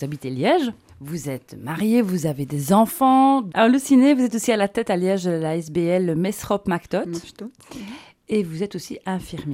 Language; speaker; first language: French; native; French